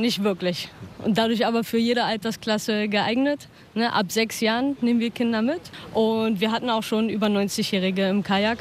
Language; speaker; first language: German; native; German